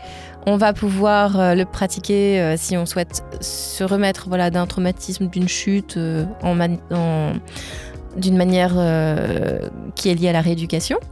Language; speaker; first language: French; native; French